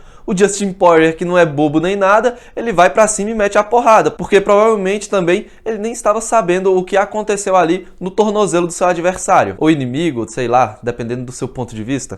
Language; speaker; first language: Portuguese; native; Portuguese